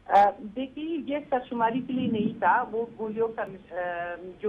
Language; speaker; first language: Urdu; non-native, fluent; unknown